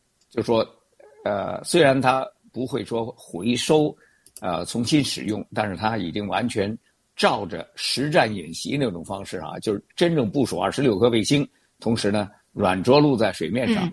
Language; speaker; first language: Chinese; native; Chinese